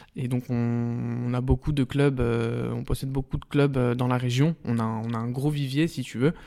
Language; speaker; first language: French; native; French